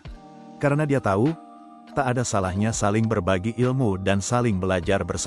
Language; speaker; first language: Indonesian; native; Indonesian